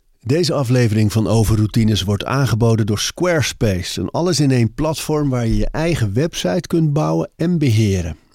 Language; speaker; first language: Dutch; native; Dutch